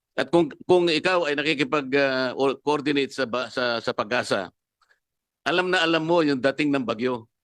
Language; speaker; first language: Filipino; non-native, local second language; Pampanga